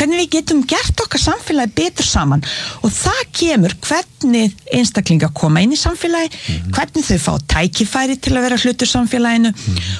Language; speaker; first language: Icelandic; non-native, fluent; Bosnian